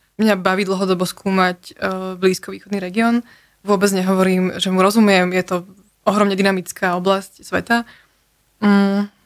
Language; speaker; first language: Slovak; native; Slovak